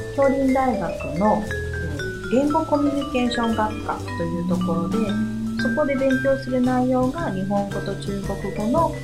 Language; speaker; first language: Japanese; native; Japanese